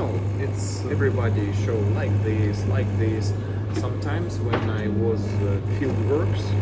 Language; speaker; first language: English; non-native, learner; Russian